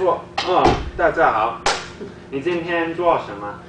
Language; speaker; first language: Chinese; non-native, learner; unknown